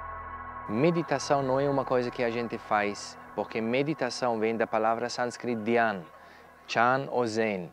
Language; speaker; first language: Portuguese; non-native, learner; German